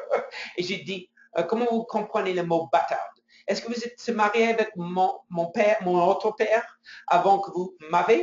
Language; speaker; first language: French; non-native, fluent; English